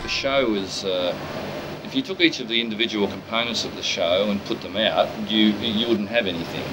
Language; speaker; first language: English; native; English